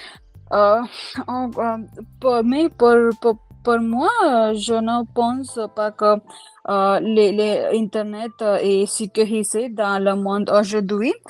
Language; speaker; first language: French; non-native, learner; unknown